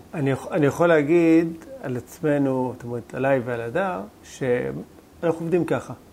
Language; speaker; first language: Hebrew; native; Hebrew